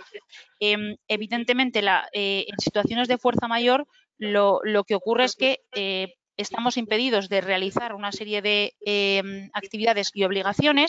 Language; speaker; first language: Spanish; native; Spanish